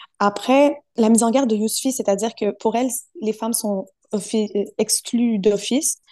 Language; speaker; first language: French; early bilingual, other home language; Arabic